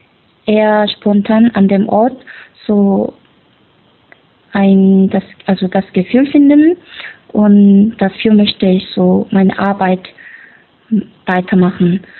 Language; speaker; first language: German; non-native, fluent; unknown